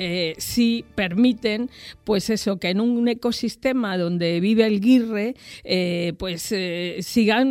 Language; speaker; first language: Spanish; native; Spanish